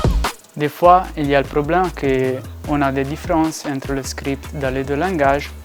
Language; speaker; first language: French; non-native, local second language; Italian